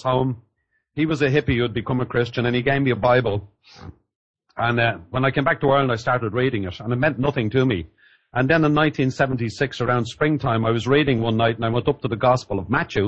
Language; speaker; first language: English; native; English